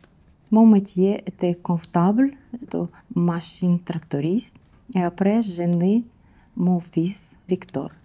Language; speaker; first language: French; non-native, learner; Ukrainian